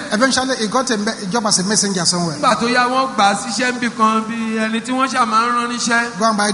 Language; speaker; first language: English; non-native, local second language; Yoruba